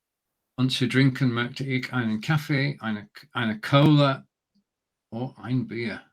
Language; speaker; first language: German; non-native, learner; English